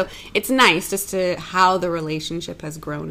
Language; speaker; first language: English; native; English